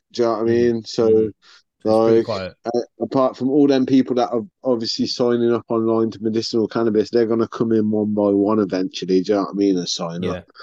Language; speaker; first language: English; early bilingual, other home language; Spanish